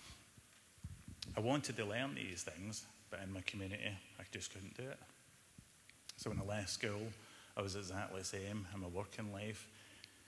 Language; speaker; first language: English; native; English